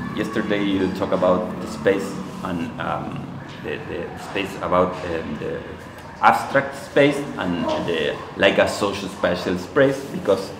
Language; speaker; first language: English; non-native, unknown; Spanish